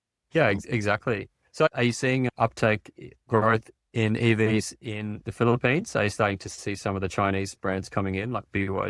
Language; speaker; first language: English; native; English